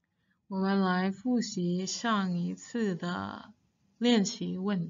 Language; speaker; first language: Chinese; non-native, fluent; English